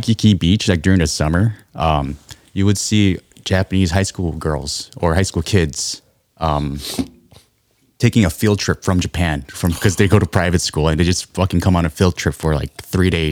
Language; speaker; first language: English; non-native, fluent; Korean